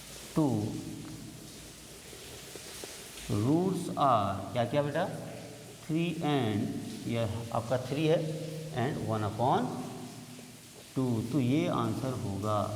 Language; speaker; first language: Hindi; native; Hindi